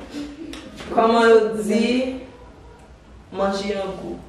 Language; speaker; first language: French; non-native, learner; Haitian Creole